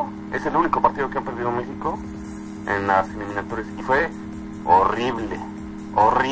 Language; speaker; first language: Spanish; native; Spanish